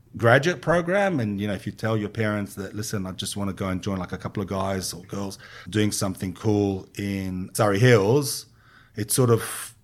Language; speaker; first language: English; non-native, fluent; Hebrew